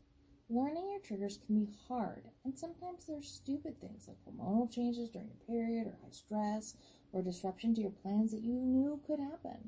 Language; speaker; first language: English; native; English